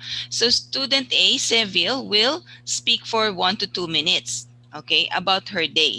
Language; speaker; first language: English; non-native, fluent; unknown